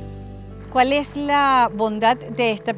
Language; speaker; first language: Spanish; native; Spanish